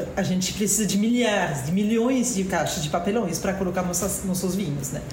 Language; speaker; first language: Portuguese; non-native, fluent; French